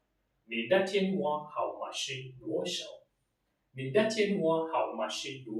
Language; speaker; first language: Chinese; non-native, fluent; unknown